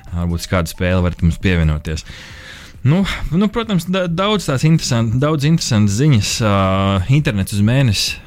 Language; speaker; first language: Latvian; native; Latvian